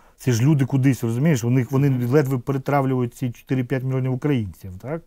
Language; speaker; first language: Ukrainian; non-native, local second language; Russian